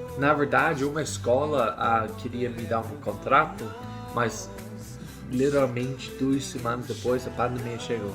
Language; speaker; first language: Portuguese; non-native, learner; English